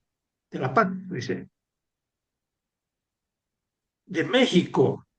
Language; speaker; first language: Spanish; native; Spanish